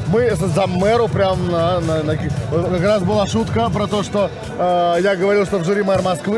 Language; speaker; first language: Russian; native; Russian